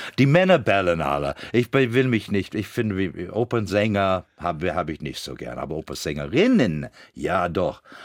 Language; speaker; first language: German; non-native, fluent; English